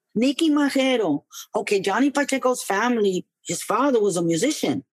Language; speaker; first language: English; early bilingual, other home language; Spanish